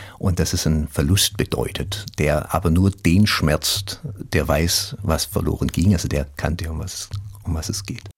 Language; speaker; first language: German; native; German